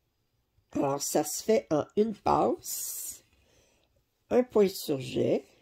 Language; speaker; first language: French; native; French